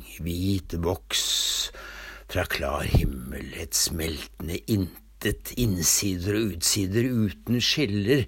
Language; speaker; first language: Norwegian; native; Norwegian